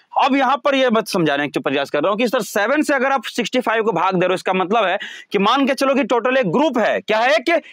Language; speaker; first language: Hindi; native; Hindi